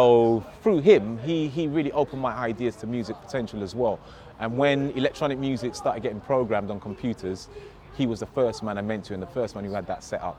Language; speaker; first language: English; native; English